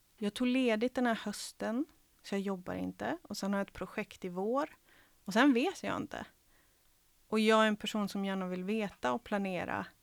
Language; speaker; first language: Swedish; early bilingual, other home language; Serbian